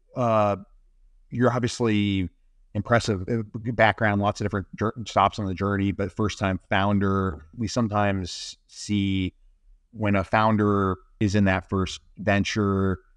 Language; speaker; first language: English; native; English